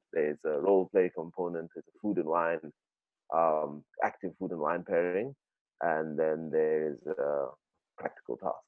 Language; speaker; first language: English; native; English